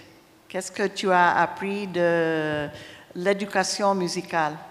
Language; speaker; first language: French; non-native, fluent; English